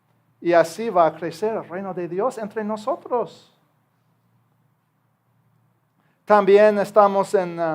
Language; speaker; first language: Spanish; non-native, fluent; English